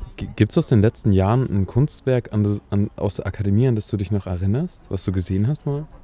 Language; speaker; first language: German; native; German